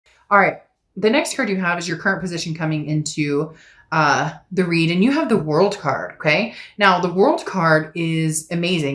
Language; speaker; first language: English; native; English